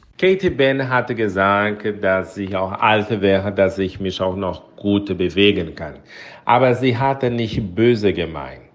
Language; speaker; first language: German; non-native, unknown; Portuguese